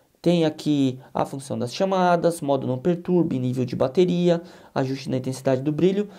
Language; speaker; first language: Portuguese; native; Portuguese